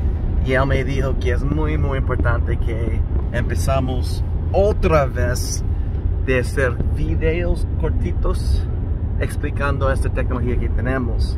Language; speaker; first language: Spanish; early bilingual, heritage; English